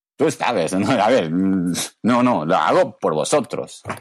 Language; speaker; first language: Spanish; non-native, learner; English